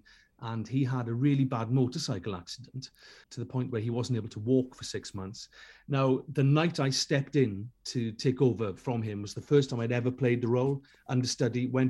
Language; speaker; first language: English; native; English